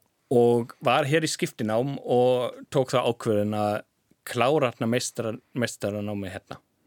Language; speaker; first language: Icelandic; non-native, fluent; German